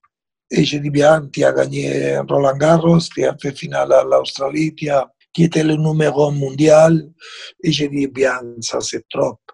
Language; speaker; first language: French; non-native, fluent; Spanish